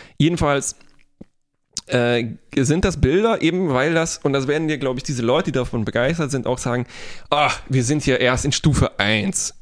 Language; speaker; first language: German; non-native, fluent; Polish